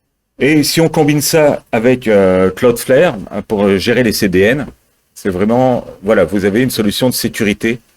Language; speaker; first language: French; native; French